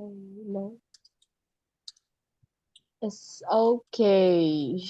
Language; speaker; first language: English; non-native, learner; Vietnamese